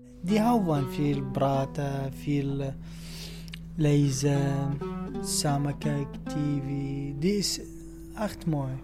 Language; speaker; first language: Dutch; non-native, learner; Arabic